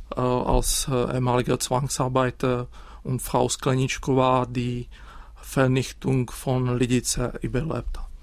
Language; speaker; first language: German; non-native, fluent; Czech